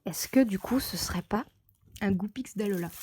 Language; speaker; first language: French; native; French